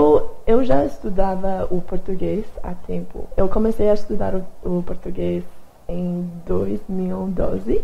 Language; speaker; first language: Portuguese; non-native, fluent; English